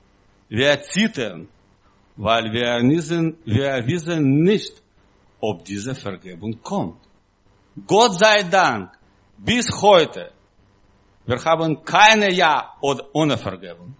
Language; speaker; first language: German; non-native, learner; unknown